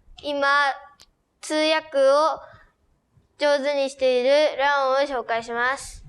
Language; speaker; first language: Japanese; early bilingual, other home language; Korean